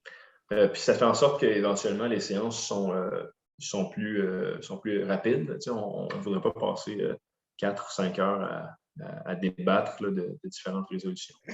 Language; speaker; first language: French; native; French